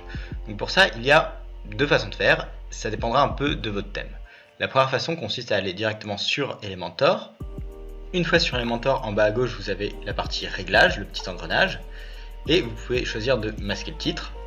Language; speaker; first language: French; native; French